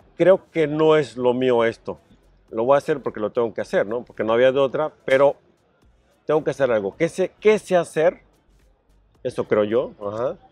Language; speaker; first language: Spanish; native; Spanish